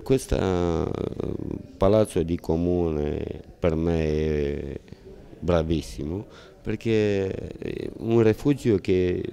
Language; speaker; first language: Italian; non-native, learner; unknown